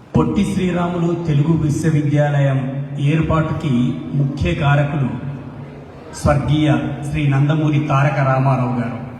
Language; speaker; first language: Telugu; native; Telugu